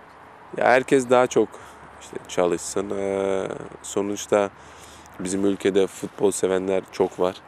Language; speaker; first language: Turkish; early bilingual, heritage; German